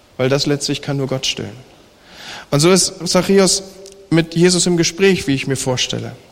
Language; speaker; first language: German; native; German